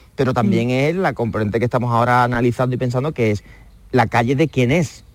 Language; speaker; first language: Spanish; native; Spanish